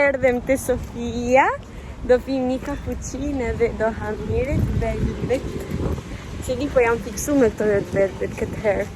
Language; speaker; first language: Albanian; early bilingual, heritage; Albanian